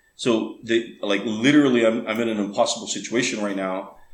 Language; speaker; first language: English; early bilingual, other home language; Spanish